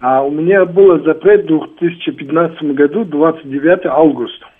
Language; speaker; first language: Russian; non-native, learner; Tajik